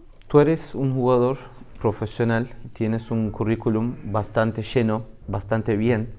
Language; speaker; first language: Spanish; non-native, learner; Turkish